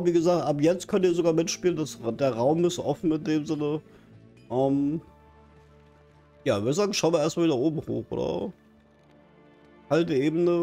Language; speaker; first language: German; native; German